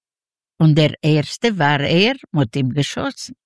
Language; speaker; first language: German; non-native, learner; Ukrainian